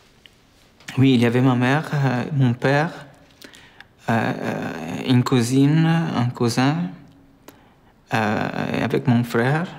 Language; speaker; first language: French; non-native, fluent; Arabic